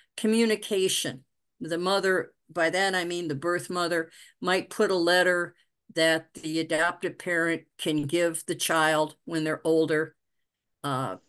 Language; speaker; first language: English; native; English